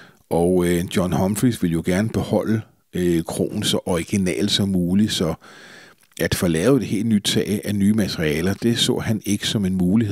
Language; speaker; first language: Danish; native; Danish